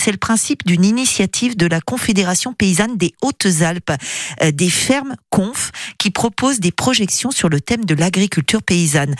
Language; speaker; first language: French; native; French